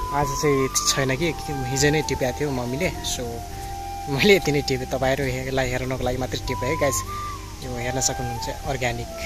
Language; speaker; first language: Nepali; non-native, local second language; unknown